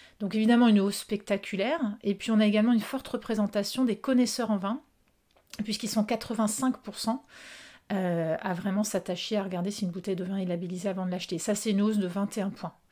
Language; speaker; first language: French; native; French